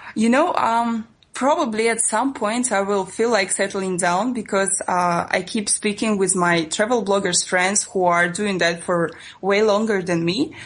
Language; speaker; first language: English; non-native, fluent; Russian